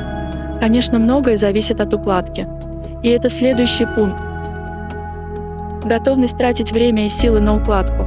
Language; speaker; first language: Russian; native; Russian